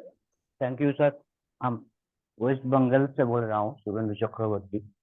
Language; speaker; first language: Hindi; non-native, local second language; Bangla